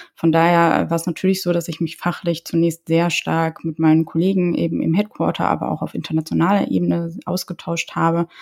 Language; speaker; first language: German; early bilingual, other home language; Polish